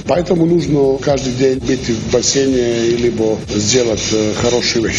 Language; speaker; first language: Russian; non-native, learner; Serbian